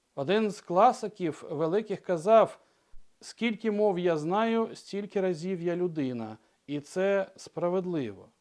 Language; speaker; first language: Ukrainian; non-native, local second language; Russian